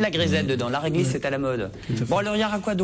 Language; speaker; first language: French; native; French